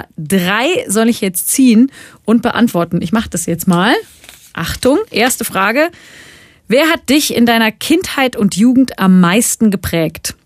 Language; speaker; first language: German; native; German